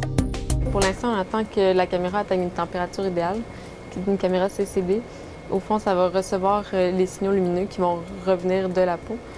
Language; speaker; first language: French; native; French